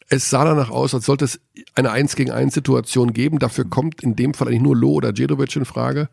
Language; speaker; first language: German; native; German